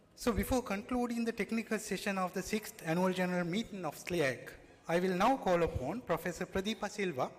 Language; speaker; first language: English; non-native, local second language; Sinhala